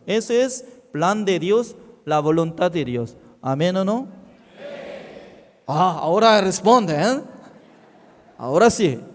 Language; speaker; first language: Spanish; non-native, fluent; Korean